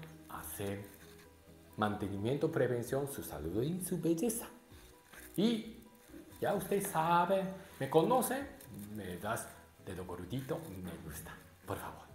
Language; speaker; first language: Spanish; non-native, learner; Japanese